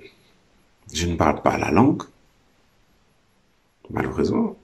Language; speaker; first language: French; native; French